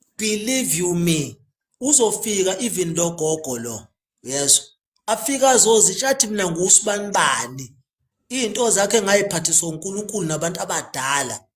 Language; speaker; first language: Zulu; native; Zulu